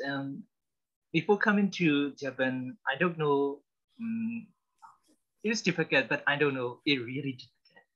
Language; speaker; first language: English; non-native, learner; Burmese